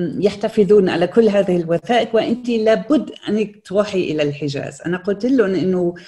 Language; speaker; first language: Arabic; non-native, fluent; German